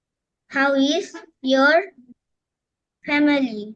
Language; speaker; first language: English; non-native, learner; Bangla